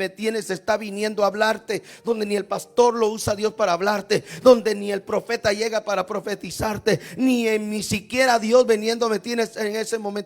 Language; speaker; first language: Spanish; native; Spanish